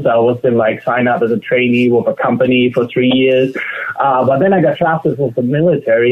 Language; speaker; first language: English; non-native, fluent; German